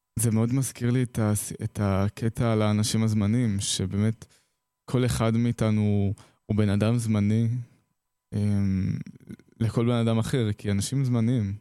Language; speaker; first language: Hebrew; native; Hebrew